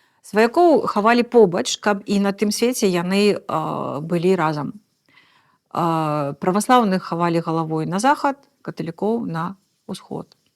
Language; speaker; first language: Belarusian; native; Belarusian